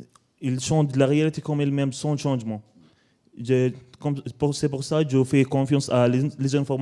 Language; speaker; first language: French; non-native, learner; Arabic